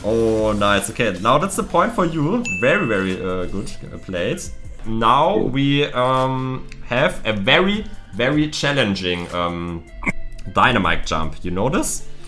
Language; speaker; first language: English; non-native, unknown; German